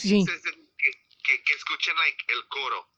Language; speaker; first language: Spanish; early bilingual, heritage; Spanish